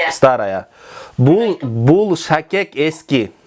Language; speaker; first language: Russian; non-native, local second language; Kyrgyz